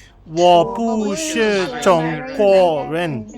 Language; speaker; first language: Chinese; non-native, learner; Malay